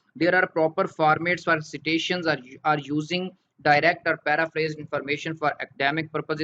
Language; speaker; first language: English; non-native, local second language; Urdu